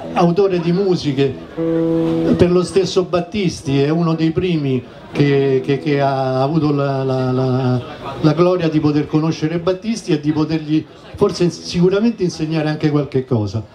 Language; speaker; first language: Italian; native; Italian